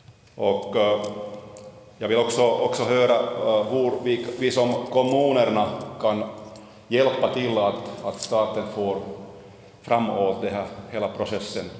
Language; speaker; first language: Swedish; non-native, local second language; Finnish